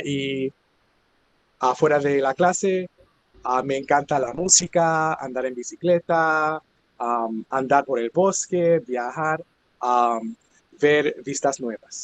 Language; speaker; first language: Spanish; non-native, fluent; English